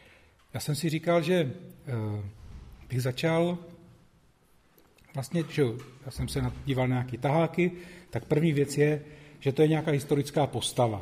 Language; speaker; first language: Czech; native; Czech